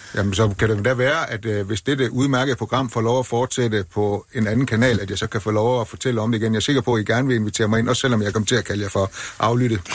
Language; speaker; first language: Danish; native; Danish